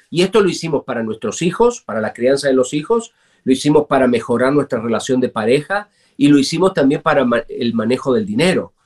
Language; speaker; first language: Spanish; native; Spanish